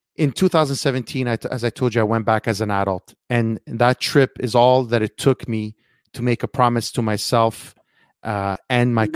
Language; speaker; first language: English; early bilingual, heritage; Italian